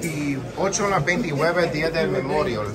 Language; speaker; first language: Spanish; early bilingual, heritage; English